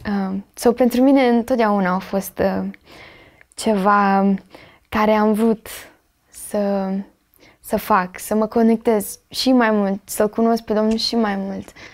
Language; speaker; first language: Romanian; early bilingual, heritage; Romanian